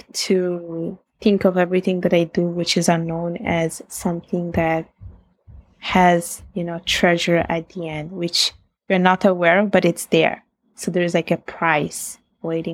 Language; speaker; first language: English; non-native, fluent; Italian